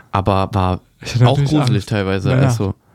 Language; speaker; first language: German; native; German